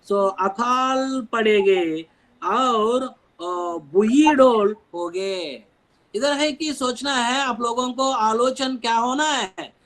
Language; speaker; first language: Hindi; non-native, local second language; Telugu